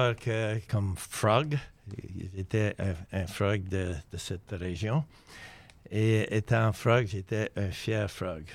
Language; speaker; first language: French; native; French